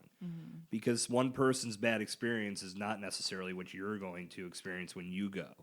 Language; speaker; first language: English; native; English